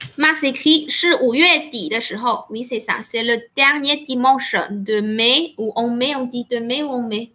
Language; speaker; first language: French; non-native, fluent; Chinese